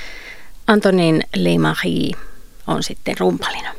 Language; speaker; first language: Finnish; native; Finnish